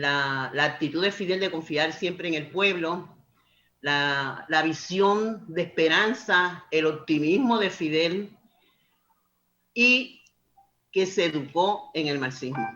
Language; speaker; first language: Spanish; native; Spanish